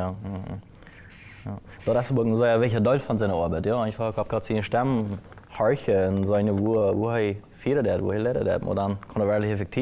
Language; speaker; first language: German; non-native, local second language; Plautdietsch